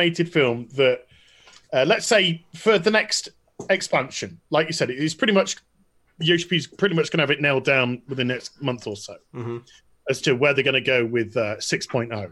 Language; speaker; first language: English; native; English